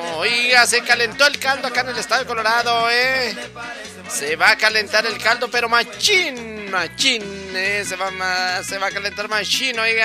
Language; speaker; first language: Spanish; native; Spanish